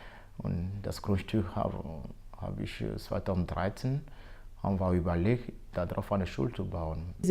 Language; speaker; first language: German; non-native, fluent; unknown